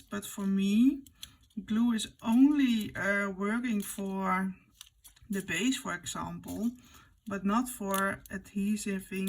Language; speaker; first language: English; non-native, fluent; Dutch